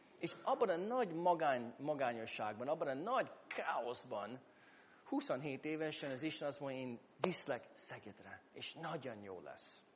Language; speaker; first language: Hungarian; non-native, fluent; English